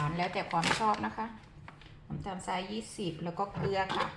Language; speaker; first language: Thai; native; Thai